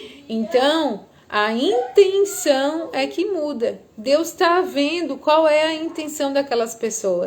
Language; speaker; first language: Portuguese; native; Portuguese